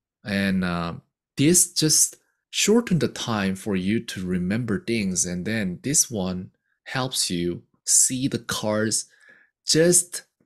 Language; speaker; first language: English; non-native, fluent; Korean